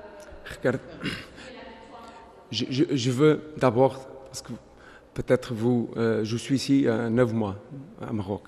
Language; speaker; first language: French; non-native, fluent; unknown